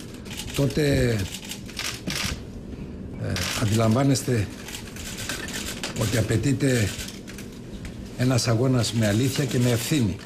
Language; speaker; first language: Greek; native; Greek